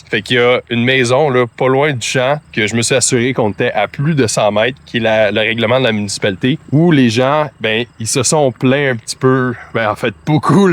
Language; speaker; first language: French; native; French